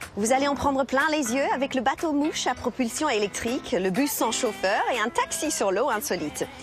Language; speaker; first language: French; native; French